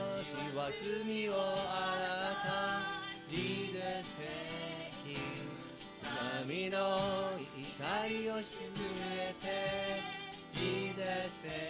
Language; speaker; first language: Japanese; native; Japanese